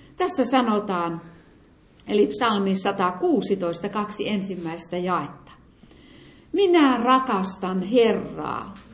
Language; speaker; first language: Finnish; native; Finnish